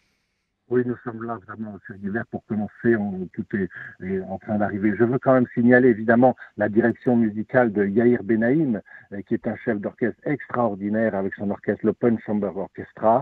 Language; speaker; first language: French; native; French